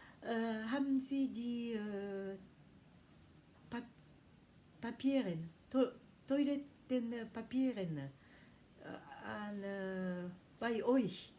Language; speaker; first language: German; non-native, learner; Japanese